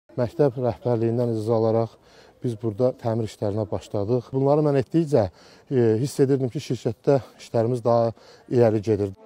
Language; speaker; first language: Azerbaijani; native; Azerbaijani